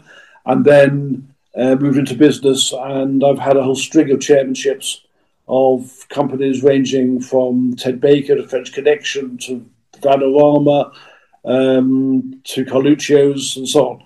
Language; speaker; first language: English; native; English